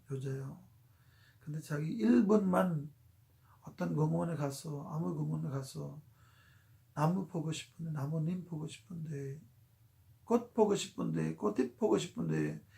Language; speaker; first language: Korean; non-native, fluent; Urdu